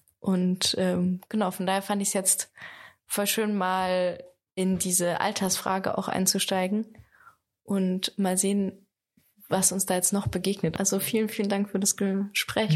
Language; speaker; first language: German; native; German